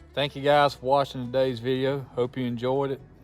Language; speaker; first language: English; native; English